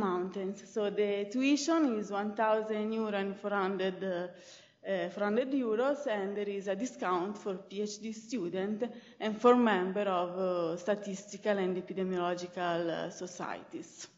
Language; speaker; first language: English; non-native, fluent; Italian